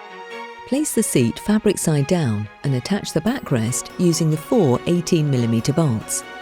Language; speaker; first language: English; native; English